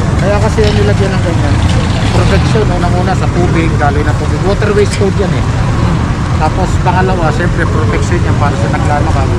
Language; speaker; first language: Filipino; native; Filipino